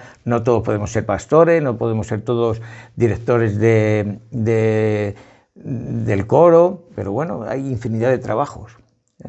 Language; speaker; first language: Spanish; native; Spanish